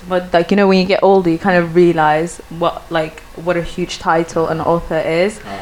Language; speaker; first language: English; non-native, fluent; Swedish